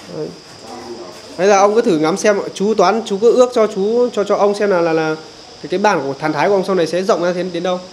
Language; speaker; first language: Vietnamese; native; Vietnamese